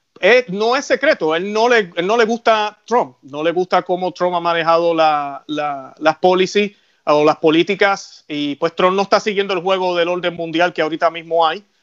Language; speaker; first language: Spanish; native; Spanish